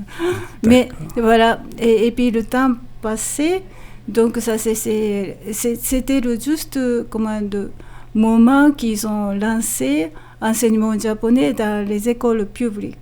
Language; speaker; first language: French; non-native, fluent; Japanese